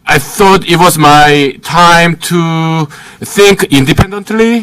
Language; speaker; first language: English; early bilingual, other home language; Korean